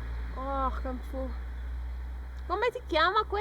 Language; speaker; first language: Italian; non-native, learner; English